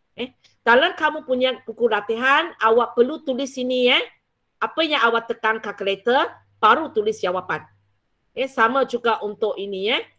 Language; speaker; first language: Malay; non-native, local second language; Chinese